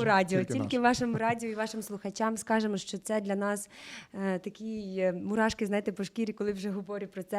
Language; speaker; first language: Ukrainian; native; Ukrainian